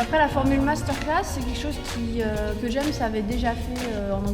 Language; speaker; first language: French; native; French